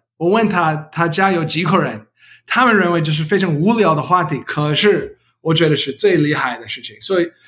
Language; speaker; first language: Chinese; non-native, learner; English